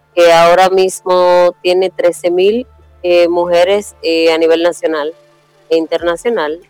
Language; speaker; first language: Spanish; native; Spanish